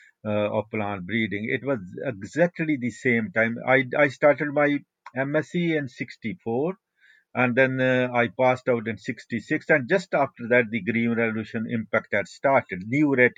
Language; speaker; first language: English; non-native, local second language; Punjabi